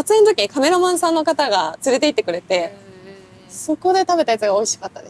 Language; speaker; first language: Japanese; native; Japanese